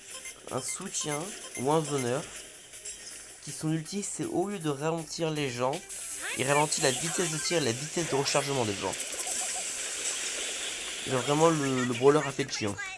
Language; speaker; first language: French; native; French